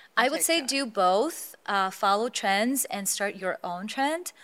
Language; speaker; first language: English; non-native, fluent; Azerbaijani